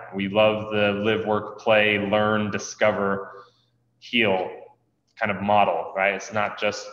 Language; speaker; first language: English; native; English